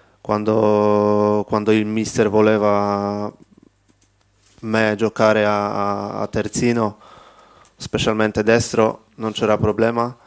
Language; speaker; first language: Italian; non-native, learner; Polish